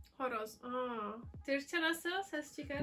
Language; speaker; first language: Turkish; non-native, learner; Hungarian